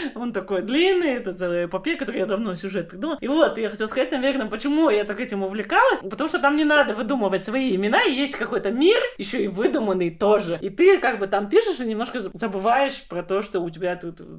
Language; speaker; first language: Russian; non-native, local second language; Kazakh